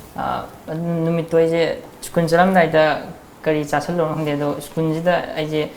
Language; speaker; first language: Manipuri; native; Manipuri